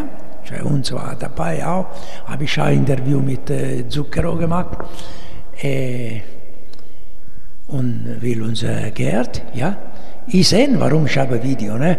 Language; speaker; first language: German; non-native, learner; Italian